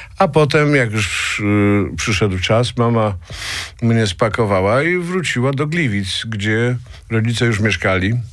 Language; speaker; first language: Polish; native; Polish